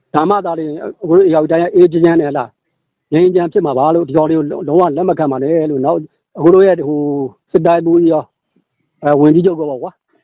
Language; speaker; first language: Burmese; native; Burmese